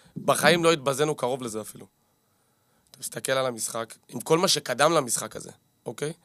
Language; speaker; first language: Hebrew; native; Hebrew